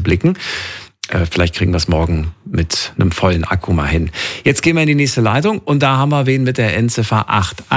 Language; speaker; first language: German; native; German